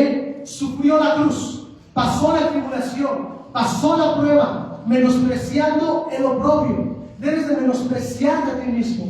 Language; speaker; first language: Spanish; native; Spanish